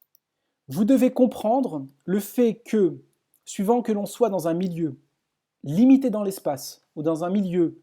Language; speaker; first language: French; native; French